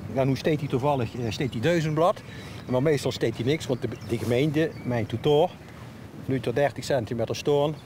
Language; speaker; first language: Dutch; native; Dutch